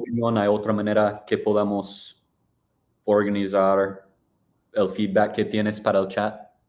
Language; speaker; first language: Spanish; non-native, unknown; English